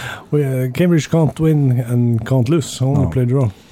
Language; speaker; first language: English; non-native, learner; Norwegian